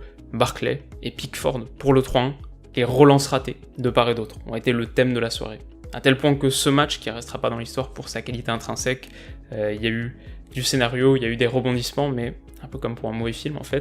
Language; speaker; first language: French; native; French